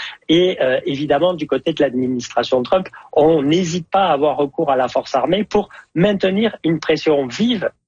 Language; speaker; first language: French; native; French